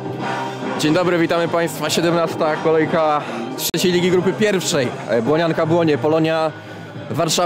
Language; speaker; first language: Polish; native; Polish